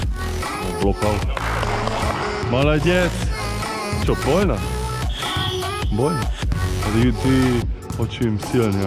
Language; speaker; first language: Russian; non-native, learner; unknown